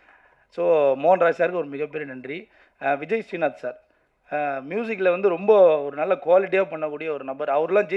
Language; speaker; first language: Tamil; native; Tamil